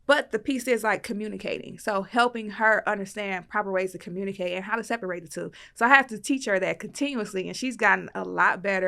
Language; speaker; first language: English; native; English